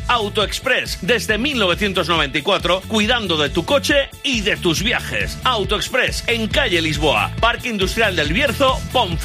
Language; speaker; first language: Spanish; native; Spanish